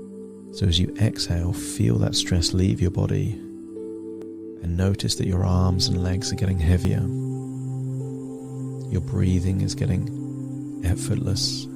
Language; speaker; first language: English; native; English